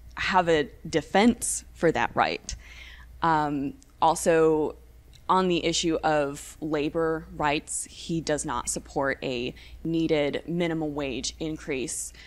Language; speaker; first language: English; native; English